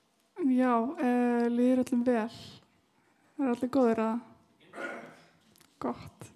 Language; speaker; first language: Icelandic; native; Icelandic